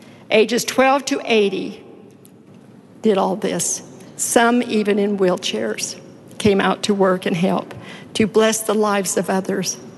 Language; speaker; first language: English; native; English